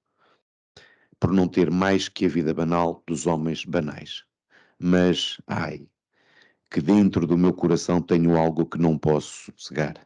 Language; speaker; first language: Portuguese; native; Portuguese